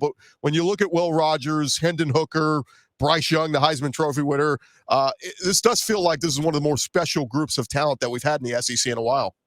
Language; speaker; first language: English; native; English